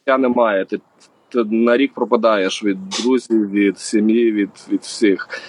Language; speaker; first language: Ukrainian; native; Ukrainian